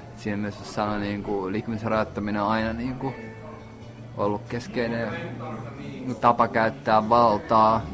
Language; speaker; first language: Finnish; native; Finnish